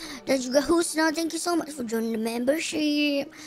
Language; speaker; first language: English; non-native, local second language; Malay